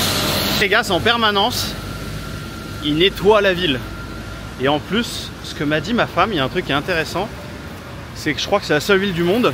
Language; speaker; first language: French; native; French